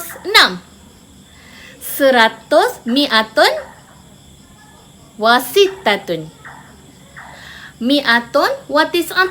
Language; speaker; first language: Arabic; non-native, fluent; Malay